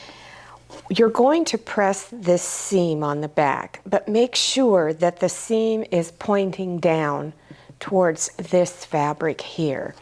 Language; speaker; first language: English; native; English